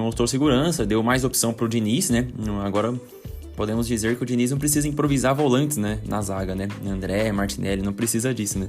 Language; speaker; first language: Portuguese; native; Portuguese